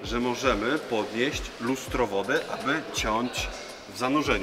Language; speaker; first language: Polish; native; Polish